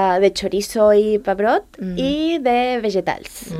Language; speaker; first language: Catalan; non-native, learner; Spanish